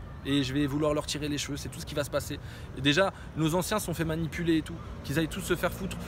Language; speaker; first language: French; early bilingual, other home language; Arabic